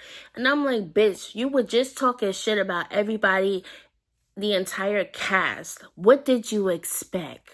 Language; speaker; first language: English; native; English